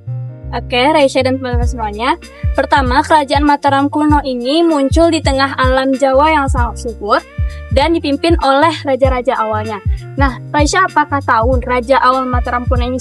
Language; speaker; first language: Indonesian; native; Indonesian